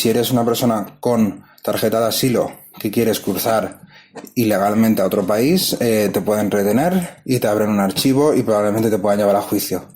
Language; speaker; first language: Spanish; native; Spanish